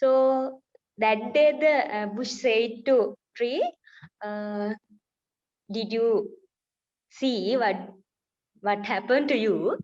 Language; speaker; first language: English; non-native, learner; Sinhala